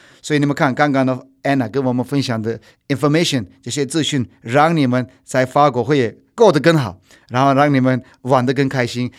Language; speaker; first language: Chinese; non-native, fluent; Turkish